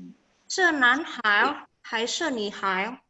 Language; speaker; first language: Chinese; non-native, learner; Indonesian